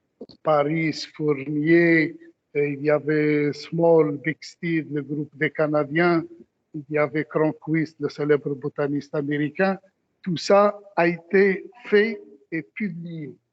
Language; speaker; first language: French; non-native, local second language; Arabic